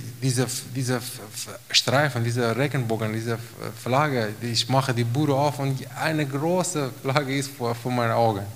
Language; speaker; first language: German; non-native, fluent; Romanian